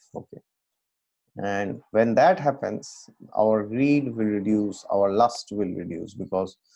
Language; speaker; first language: English; non-native, local second language; Assamese